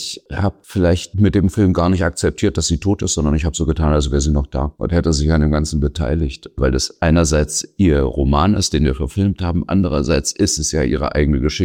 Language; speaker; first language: German; native; German